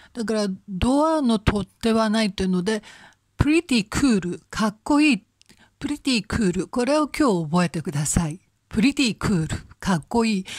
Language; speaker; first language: Japanese; native; Japanese